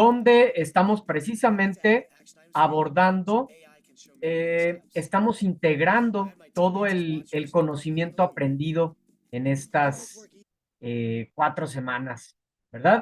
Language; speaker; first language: Spanish; native; Spanish